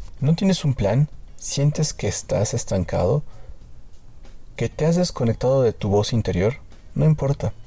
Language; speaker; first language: Spanish; native; Spanish